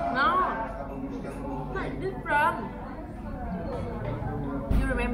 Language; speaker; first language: English; non-native, learner; Vietnamese